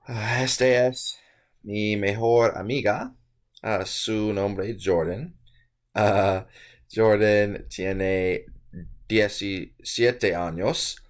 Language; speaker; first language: Spanish; non-native, learner; English